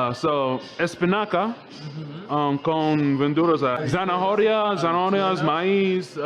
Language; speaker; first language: Spanish; non-native, learner; English